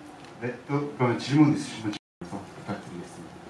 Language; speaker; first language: Korean; native; Korean